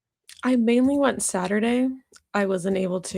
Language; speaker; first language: English; native; English